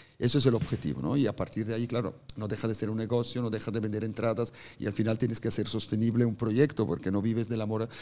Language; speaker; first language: Spanish; non-native, fluent; German